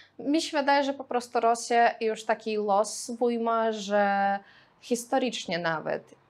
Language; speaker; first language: Polish; non-native, fluent; Russian